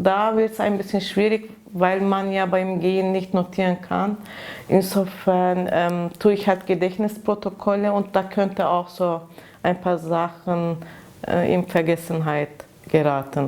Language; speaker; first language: German; non-native, fluent; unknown